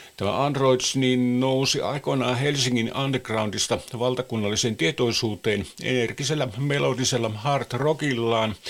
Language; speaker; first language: Finnish; native; Finnish